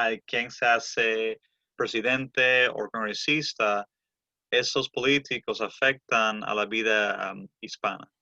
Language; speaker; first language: Spanish; early bilingual, heritage; English